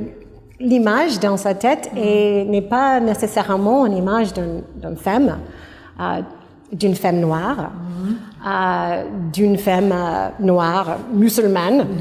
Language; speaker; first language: French; non-native, fluent; English